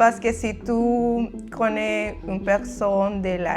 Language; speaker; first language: French; non-native, learner; Spanish